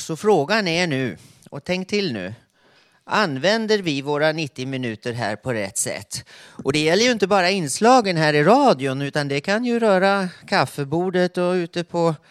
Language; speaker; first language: Swedish; native; Swedish